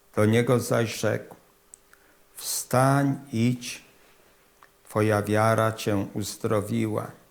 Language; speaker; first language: Polish; native; Polish